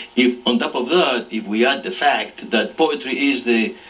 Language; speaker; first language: English; non-native, fluent; Spanish